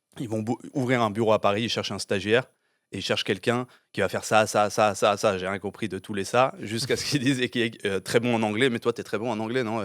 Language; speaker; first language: French; early bilingual, other home language; English